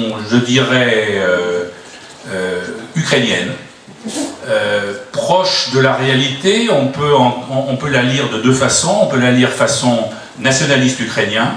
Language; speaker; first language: French; native; French